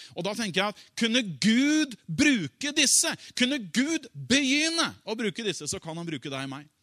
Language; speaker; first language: Norwegian; native; Norwegian